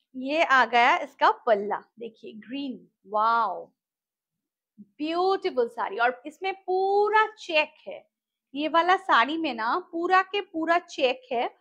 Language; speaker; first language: Hindi; non-native, local second language; Bangla